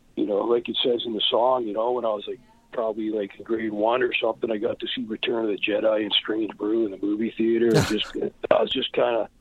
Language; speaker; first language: English; native; English